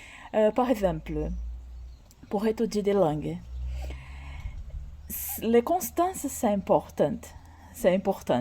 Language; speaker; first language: French; non-native, learner; Portuguese